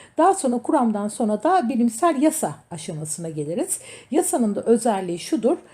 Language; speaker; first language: Turkish; native; Turkish